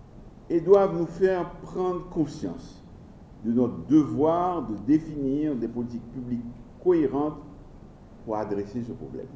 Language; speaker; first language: French; non-native, local second language; Haitian Creole